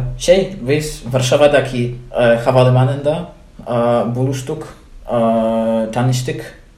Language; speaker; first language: Turkish; non-native, learner; Polish